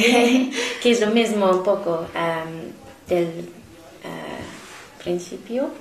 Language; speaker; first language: Spanish; non-native, learner; English